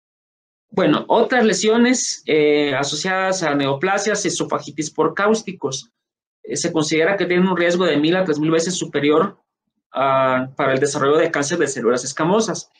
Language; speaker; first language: Spanish; native; Spanish